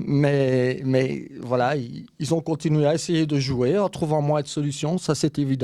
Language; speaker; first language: French; native; French